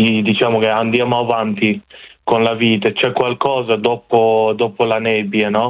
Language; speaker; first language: Italian; non-native, fluent; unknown